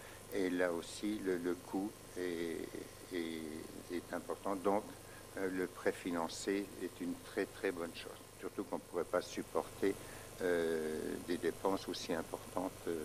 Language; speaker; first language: French; native; French